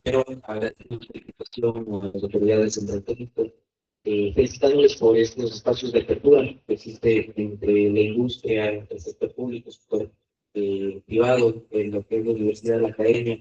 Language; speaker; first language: Spanish; native; Spanish